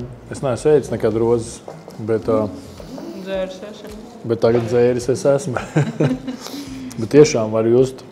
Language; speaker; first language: Latvian; native; Latvian